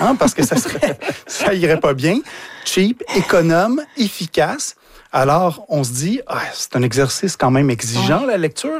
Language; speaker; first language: French; native; French